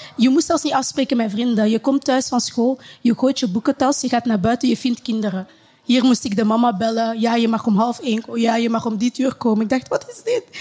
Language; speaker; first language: Dutch; early bilingual, other home language; Lingala